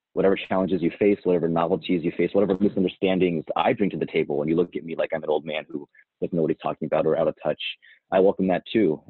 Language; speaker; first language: English; native; English